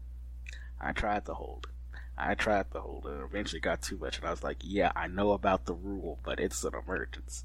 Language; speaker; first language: English; native; English